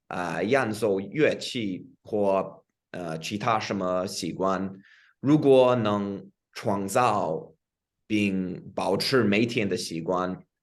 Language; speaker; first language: Chinese; non-native, fluent; English